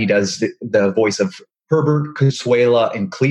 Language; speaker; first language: English; native; English